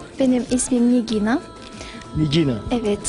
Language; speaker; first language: Turkish; non-native, learner; Uyghur